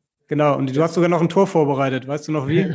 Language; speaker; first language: German; native; German